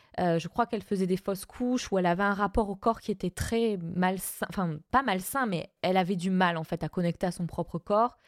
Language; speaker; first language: French; non-native, fluent; Spanish